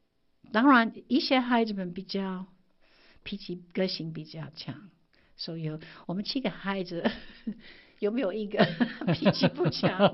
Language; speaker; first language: Chinese; non-native, fluent; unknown